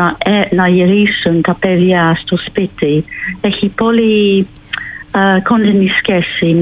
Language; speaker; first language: Greek; non-native, fluent; English